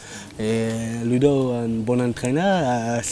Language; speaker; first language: French; non-native, learner; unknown